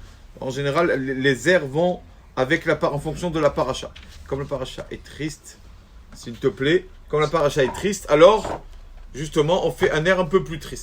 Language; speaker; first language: French; native; French